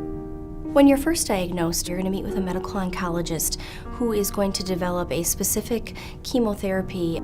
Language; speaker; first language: English; native; English